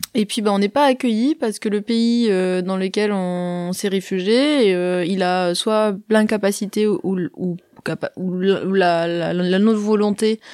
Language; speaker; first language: French; early bilingual, other home language; Arabic